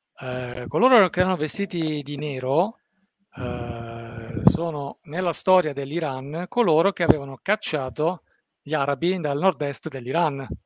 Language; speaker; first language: Italian; early bilingual, other home language; Persian